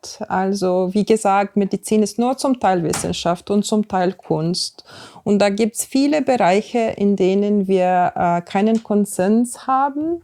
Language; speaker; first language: German; non-native, fluent; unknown